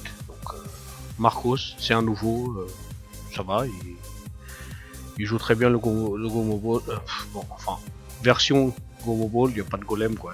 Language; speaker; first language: French; native; French